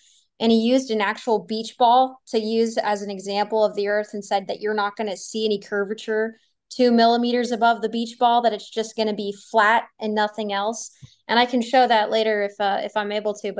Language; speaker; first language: English; native; English